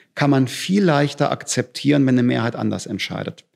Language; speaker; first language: German; native; German